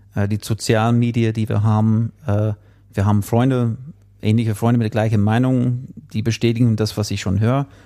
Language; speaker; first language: German; non-native, fluent; English